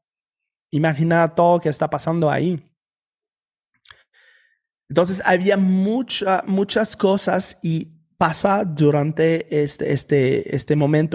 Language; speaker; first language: Spanish; non-native, fluent; French